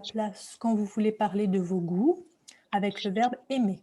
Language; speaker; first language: French; native; French